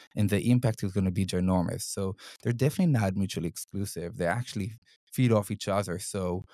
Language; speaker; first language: English; non-native, fluent; Hebrew